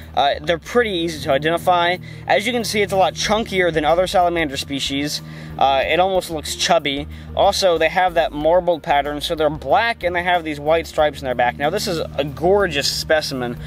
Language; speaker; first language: English; native; English